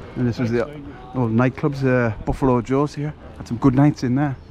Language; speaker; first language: English; native; English